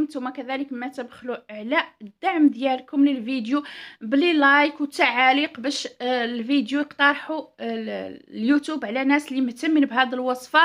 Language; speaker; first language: Arabic; native; Arabic